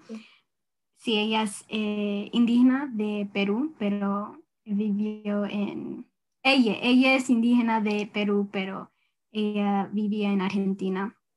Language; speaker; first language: Spanish; early bilingual, heritage; Spanish